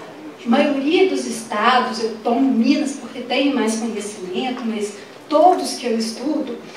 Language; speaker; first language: Portuguese; native; Portuguese